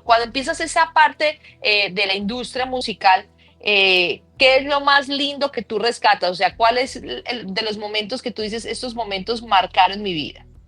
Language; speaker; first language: Spanish; native; Spanish